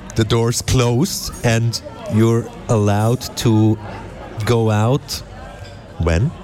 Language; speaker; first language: English; non-native, fluent; German